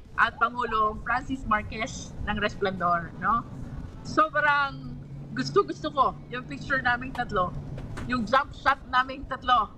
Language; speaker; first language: Filipino; native; Filipino